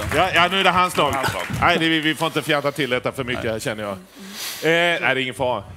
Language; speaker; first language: Swedish; native; Swedish